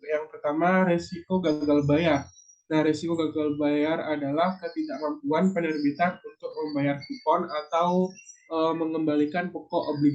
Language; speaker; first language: Indonesian; native; Indonesian